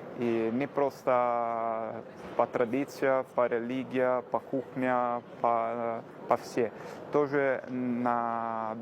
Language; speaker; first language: Russian; non-native, learner; Italian